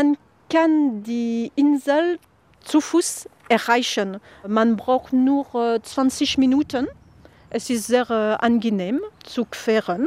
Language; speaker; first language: German; non-native, fluent; French